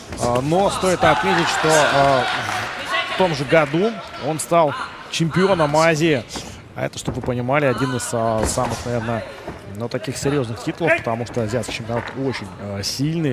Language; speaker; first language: Russian; native; Russian